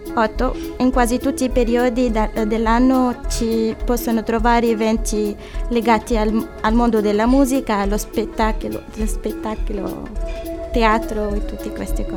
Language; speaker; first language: Italian; non-native, fluent; Arabic